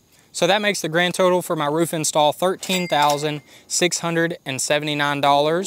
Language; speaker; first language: English; native; English